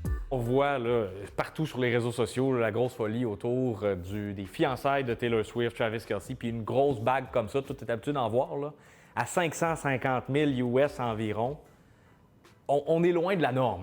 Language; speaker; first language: French; native; French